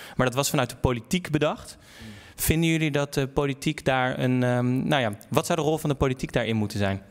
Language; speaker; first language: Dutch; native; Dutch